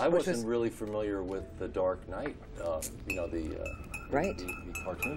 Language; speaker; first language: English; native; English